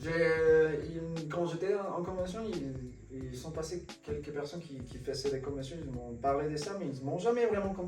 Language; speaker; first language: French; non-native, fluent; Spanish